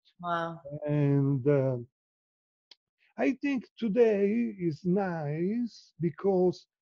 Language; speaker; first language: English; non-native, learner; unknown